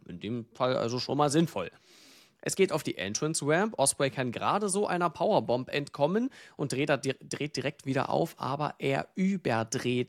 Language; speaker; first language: German; native; German